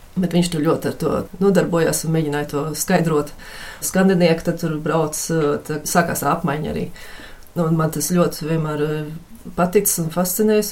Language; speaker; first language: Latvian; early bilingual, heritage; Latvian